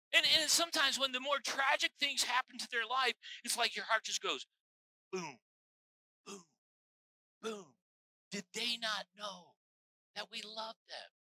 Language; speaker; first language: English; native; English